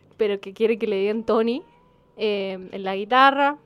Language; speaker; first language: Spanish; native; Spanish